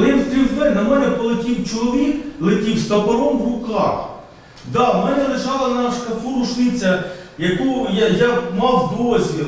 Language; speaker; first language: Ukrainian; non-native, local second language; Russian